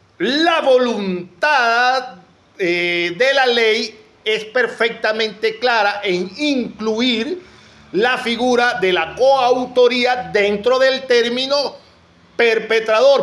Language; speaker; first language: Spanish; native; Spanish